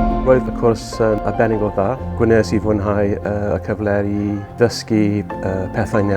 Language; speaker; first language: Welsh; non-native, learner; English